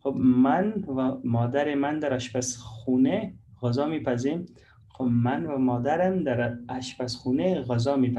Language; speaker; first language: Persian; non-native, learner; Urdu